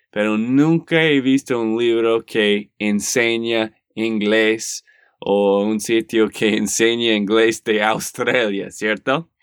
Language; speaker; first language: Spanish; non-native, learner; English